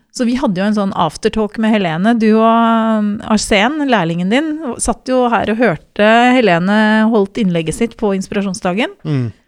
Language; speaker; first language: Norwegian; native; Norwegian